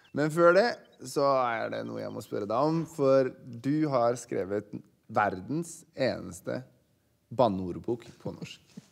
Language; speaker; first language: Norwegian; native; Norwegian